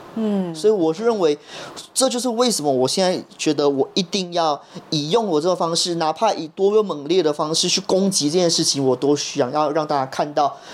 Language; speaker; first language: Chinese; native; Chinese